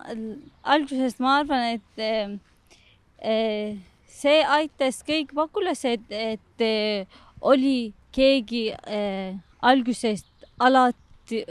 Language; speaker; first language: Estonian; non-native, learner; Arabic